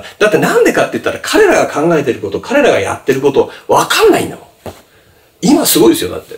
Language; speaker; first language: Japanese; native; Japanese